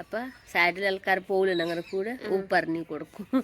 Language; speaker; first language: Malayalam; non-native, learner; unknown